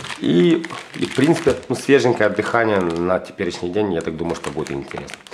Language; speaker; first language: Russian; non-native, local second language; Ukrainian